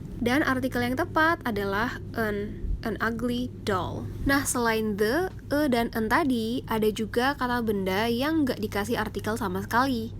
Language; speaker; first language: Indonesian; native; Indonesian